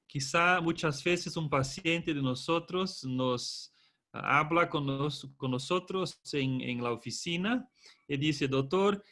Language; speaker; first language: Spanish; non-native, fluent; Portuguese